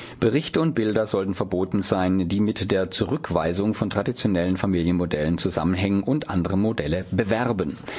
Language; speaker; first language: German; native; German